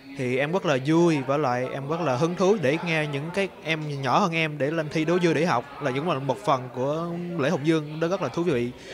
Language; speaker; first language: Vietnamese; early bilingual, heritage; Vietnamese